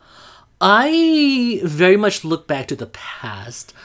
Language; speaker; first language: English; non-native, fluent; Burmese